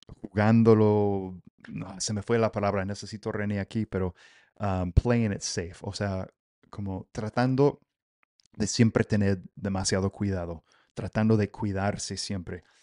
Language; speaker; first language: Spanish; non-native, fluent; English